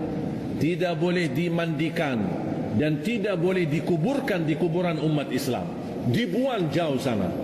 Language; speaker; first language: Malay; non-native, fluent; Arabic